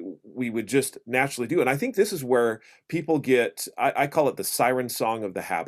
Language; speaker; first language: English; native; English